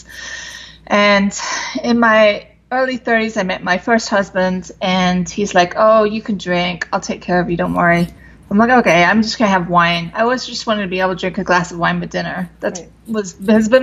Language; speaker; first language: English; native; English